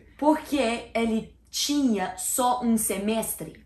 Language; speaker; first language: Portuguese; non-native, learner; English